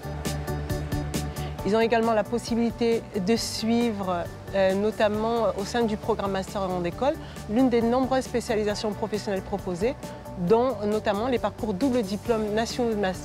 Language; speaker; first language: French; native; French